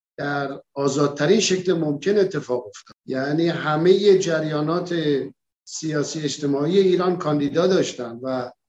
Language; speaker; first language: Persian; native; Persian